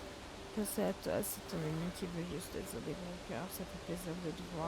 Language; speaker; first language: French; native; French